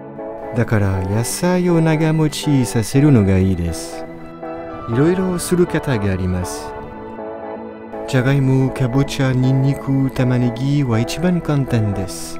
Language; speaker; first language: Japanese; non-native, learner; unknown